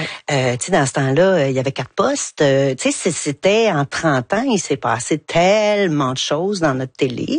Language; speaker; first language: French; native; French